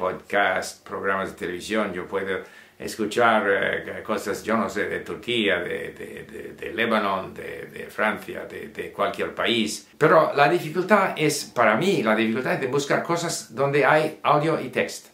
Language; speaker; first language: Spanish; non-native, fluent; English